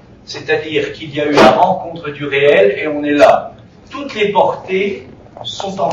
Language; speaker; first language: French; native; French